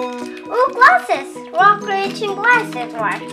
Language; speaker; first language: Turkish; early bilingual, heritage; Turkish